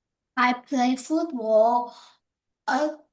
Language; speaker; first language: English; non-native, learner; Vietnamese